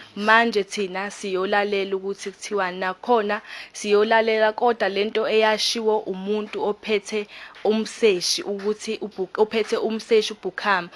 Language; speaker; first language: Zulu; native; Zulu